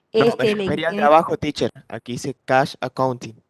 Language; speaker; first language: Spanish; native; Spanish